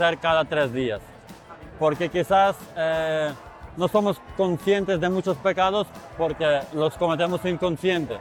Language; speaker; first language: Spanish; non-native, fluent; Ukrainian